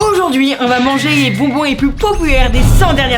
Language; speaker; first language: French; native; French